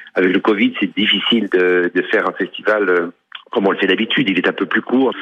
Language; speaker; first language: French; native; French